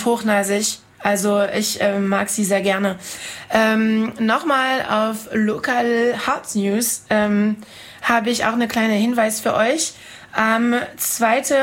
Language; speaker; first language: German; non-native, fluent; French